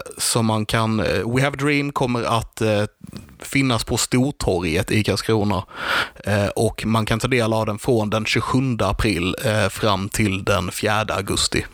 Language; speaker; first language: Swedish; native; Swedish